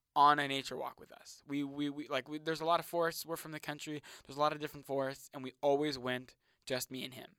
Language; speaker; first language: English; native; English